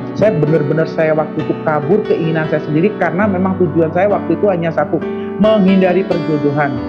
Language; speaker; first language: Indonesian; non-native, local second language; Sundanese